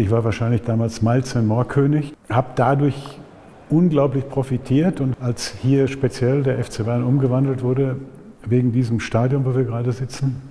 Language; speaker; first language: German; native; German